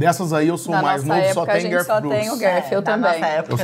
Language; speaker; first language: Portuguese; native; Portuguese